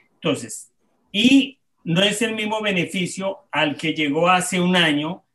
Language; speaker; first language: Spanish; native; Spanish